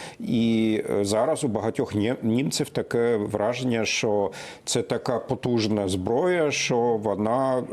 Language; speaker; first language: Ukrainian; non-native, fluent; German